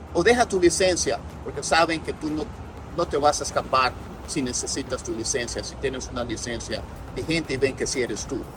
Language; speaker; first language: Spanish; native; Spanish